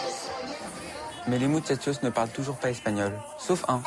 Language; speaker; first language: French; native; French